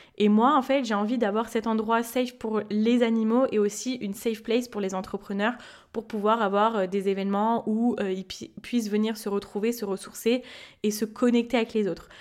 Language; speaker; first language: French; native; French